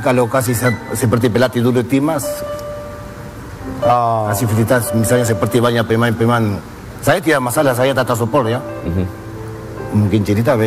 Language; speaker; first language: Indonesian; non-native, fluent; Spanish